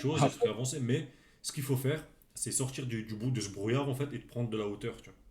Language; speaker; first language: French; native; French